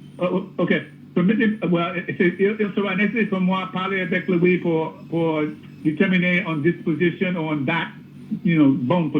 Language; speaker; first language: French; non-native, learner; English